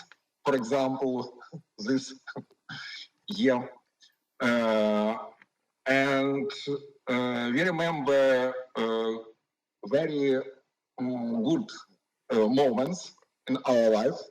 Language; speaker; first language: English; non-native, learner; Ukrainian